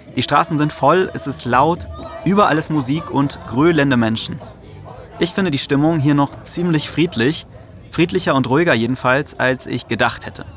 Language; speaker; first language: German; native; German